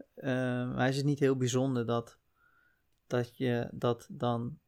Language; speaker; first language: Dutch; native; Dutch